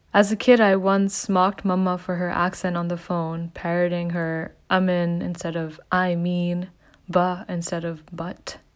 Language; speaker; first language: English; early bilingual, other home language; Hindi